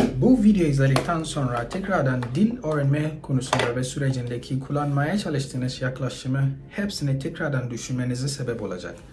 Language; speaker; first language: Turkish; non-native, fluent; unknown